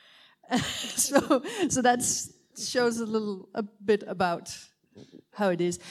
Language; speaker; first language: English; non-native, fluent; Danish